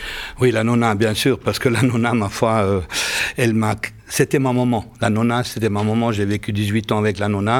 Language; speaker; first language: French; native; French